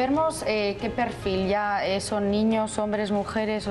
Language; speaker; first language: Spanish; native; Spanish